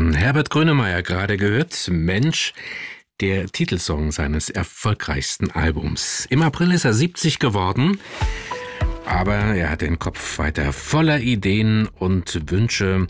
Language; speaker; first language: German; native; German